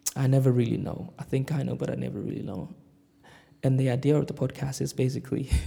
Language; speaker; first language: English; native; English